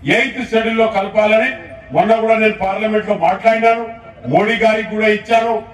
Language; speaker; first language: Telugu; non-native, local second language; Lambadi